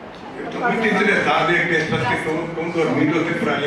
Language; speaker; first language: Portuguese; non-native, fluent; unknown